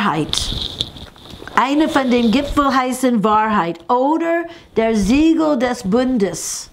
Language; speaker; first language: German; non-native, fluent; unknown